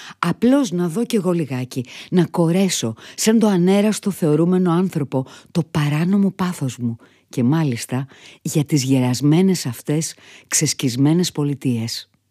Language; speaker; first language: Greek; native; Greek